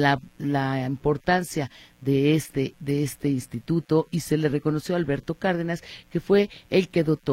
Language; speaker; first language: Spanish; native; Spanish